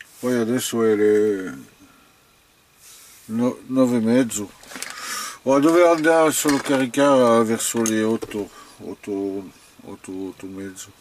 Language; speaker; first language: Italian; non-native, fluent; French